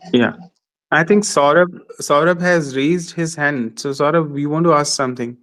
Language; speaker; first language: English; non-native, local second language; Hindi